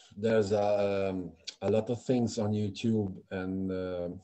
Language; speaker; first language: English; native; English